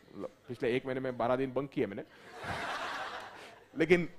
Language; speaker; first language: Hindi; non-native, local second language; Marathi